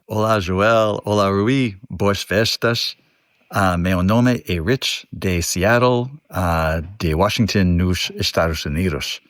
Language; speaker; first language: Portuguese; non-native, learner; English